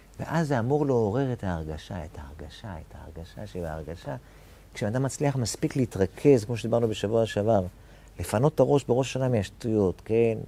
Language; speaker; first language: Hebrew; native; Hebrew